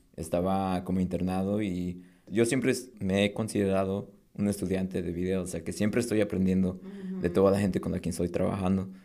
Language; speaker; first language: Spanish; early bilingual, heritage; Spanish